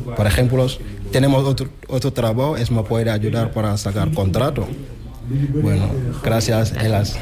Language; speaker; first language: Spanish; non-native, learner; Wolof